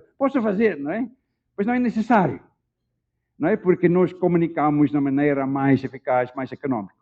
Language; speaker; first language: Portuguese; non-native, fluent; Dutch